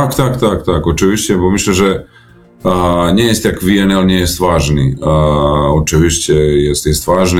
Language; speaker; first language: Polish; non-native, learner; Serbian